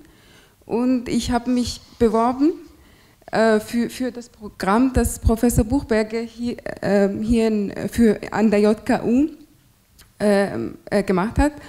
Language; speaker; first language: German; non-native, fluent; Arabic